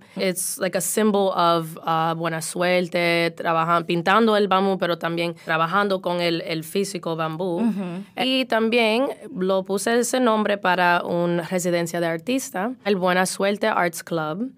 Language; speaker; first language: Spanish; early bilingual, heritage; Spanish